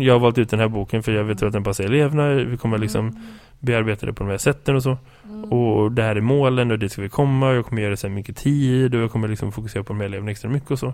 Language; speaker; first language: Swedish; native; Swedish